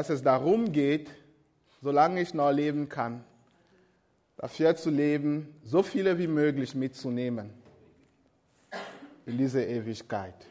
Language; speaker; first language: German; non-native, fluent; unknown